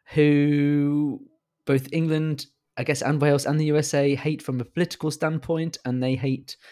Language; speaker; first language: English; native; English